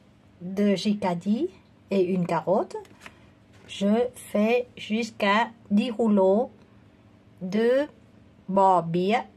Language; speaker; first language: French; non-native, fluent; Vietnamese